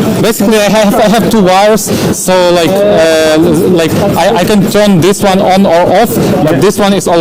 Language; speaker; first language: English; non-native, fluent; Russian